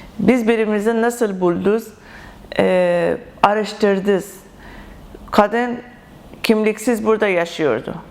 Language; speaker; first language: Turkish; non-native, learner; Persian